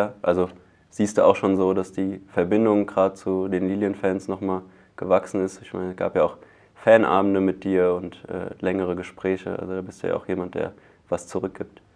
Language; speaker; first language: German; native; German